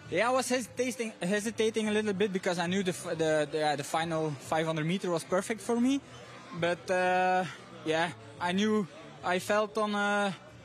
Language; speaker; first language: English; non-native, fluent; Dutch